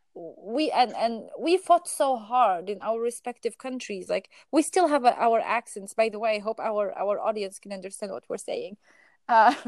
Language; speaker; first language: English; non-native, fluent; Arabic